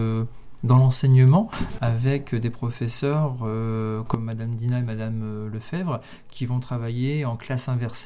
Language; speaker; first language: French; native; French